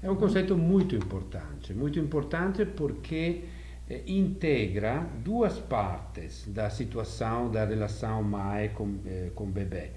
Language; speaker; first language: Portuguese; non-native, fluent; Italian